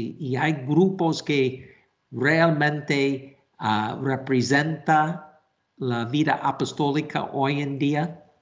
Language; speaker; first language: Spanish; non-native, fluent; English